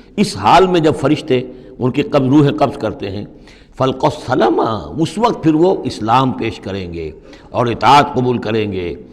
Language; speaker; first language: Urdu; native; Urdu